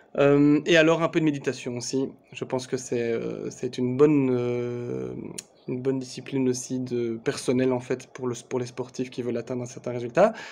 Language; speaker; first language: French; native; French